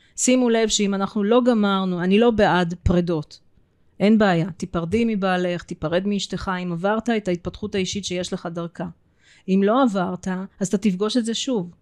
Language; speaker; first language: Hebrew; early bilingual, other home language; Russian